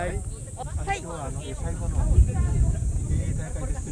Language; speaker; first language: Japanese; native; Japanese